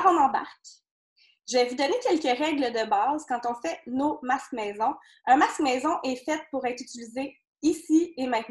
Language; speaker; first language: French; native; French